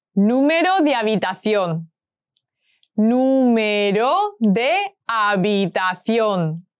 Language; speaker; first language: Spanish; native; Spanish